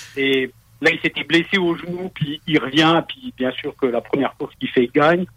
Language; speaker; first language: French; native; French